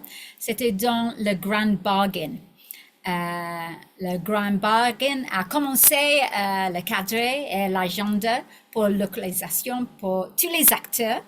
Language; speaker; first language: French; non-native, learner; English